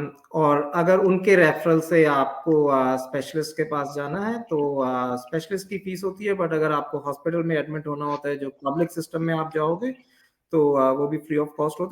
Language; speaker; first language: Hindi; native; Hindi